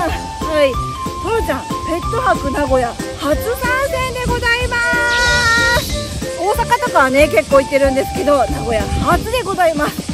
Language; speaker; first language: Japanese; native; Japanese